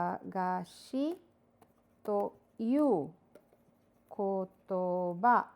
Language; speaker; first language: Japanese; non-native, fluent; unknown